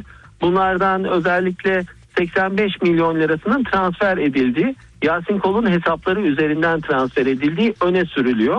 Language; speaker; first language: Turkish; native; Turkish